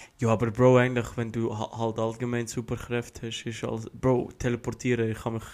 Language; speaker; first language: German; early bilingual, other home language; Albanian